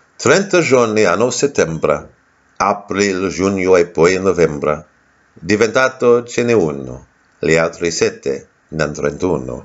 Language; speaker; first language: Italian; non-native, learner; English